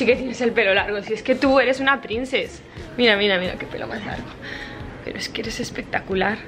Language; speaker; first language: Spanish; native; Spanish